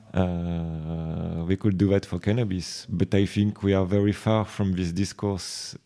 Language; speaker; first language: English; non-native, fluent; French